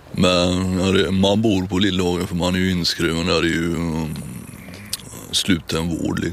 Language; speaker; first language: Swedish; native; Swedish